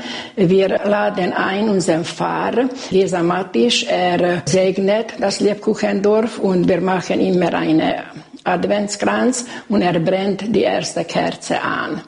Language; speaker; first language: German; non-native, local second language; Hungarian